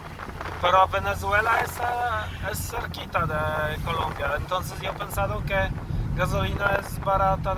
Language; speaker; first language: Spanish; non-native, learner; Polish